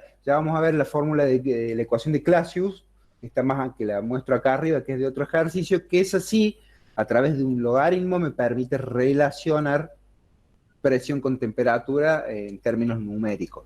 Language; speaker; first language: Spanish; native; Spanish